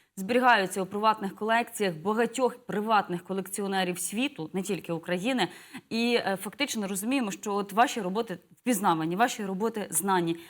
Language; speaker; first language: Ukrainian; native; Ukrainian